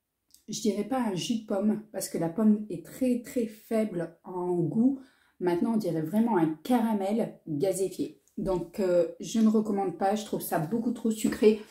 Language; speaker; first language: French; native; French